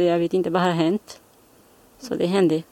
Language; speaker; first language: Swedish; non-native, learner; Kurdish